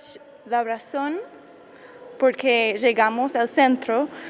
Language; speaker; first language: Spanish; non-native, fluent; English